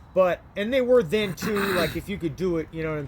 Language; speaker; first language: English; native; English